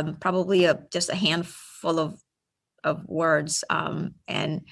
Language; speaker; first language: English; early bilingual, other home language; Spanish